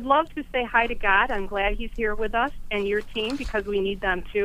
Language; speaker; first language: English; native; English